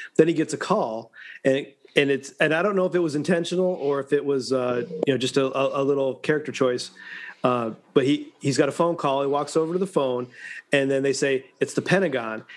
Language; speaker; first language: English; native; English